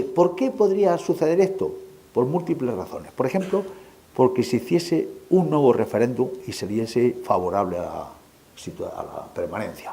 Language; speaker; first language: Spanish; native; Spanish